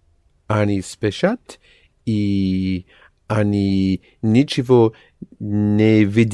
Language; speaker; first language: Russian; non-native, learner; English